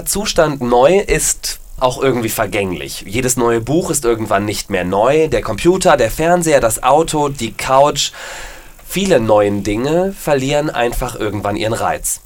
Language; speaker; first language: German; native; German